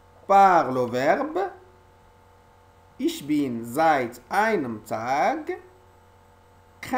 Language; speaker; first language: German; non-native, learner; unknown